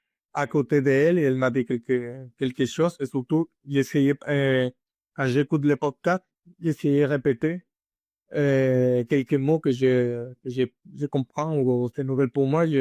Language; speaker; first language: French; non-native, learner; Spanish